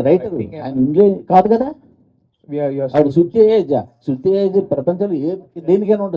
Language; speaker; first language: Telugu; native; Telugu